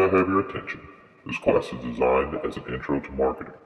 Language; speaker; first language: English; native; English